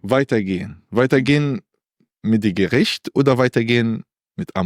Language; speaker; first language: German; non-native, learner; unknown